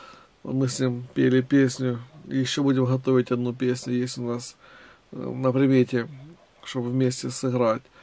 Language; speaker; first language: Russian; native; Russian